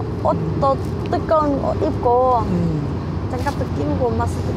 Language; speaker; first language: Korean; non-native, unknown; Vietnamese